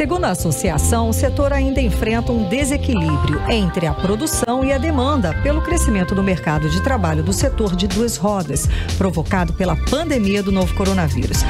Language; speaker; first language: Portuguese; native; Portuguese